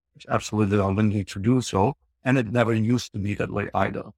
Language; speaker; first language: English; non-native, fluent; Dutch